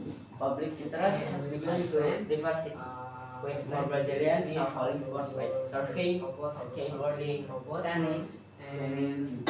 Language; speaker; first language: English; non-native, learner; Indonesian